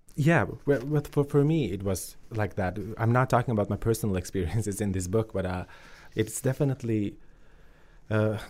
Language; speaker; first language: English; early bilingual, other home language; Finnish